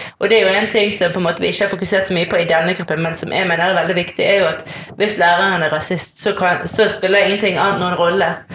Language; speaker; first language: Norwegian; native; Norwegian